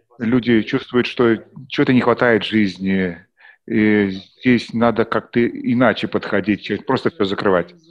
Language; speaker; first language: Russian; non-native, fluent; German